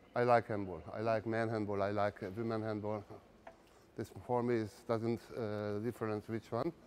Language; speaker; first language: English; non-native, learner; Hungarian